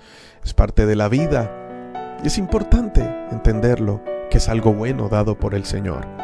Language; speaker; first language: Spanish; native; Spanish